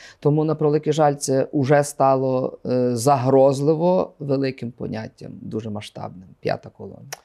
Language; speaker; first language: Ukrainian; native; Ukrainian